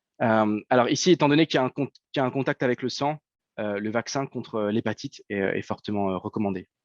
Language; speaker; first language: French; native; French